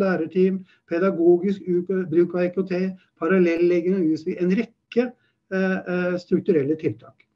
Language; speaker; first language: Norwegian; native; Norwegian